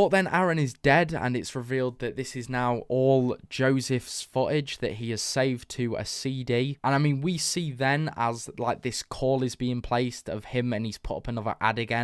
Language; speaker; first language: English; native; English